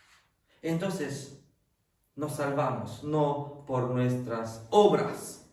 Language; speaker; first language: Spanish; non-native, fluent; French